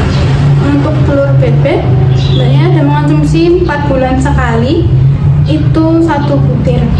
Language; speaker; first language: Indonesian; native; Indonesian